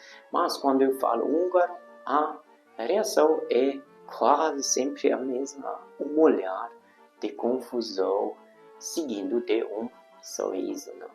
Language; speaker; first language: Portuguese; non-native, fluent; Hungarian